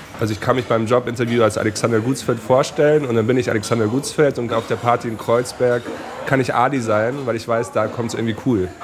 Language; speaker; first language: German; native; German